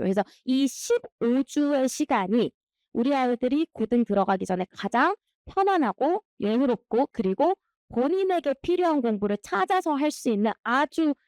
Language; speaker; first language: Korean; native; Korean